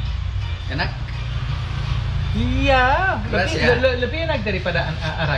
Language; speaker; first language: Indonesian; non-native, learner; English